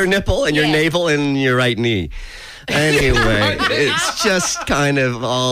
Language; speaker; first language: English; native; English